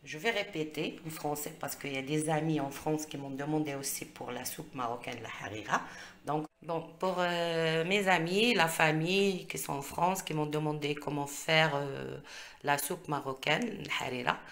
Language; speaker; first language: French; non-native, local second language; Arabic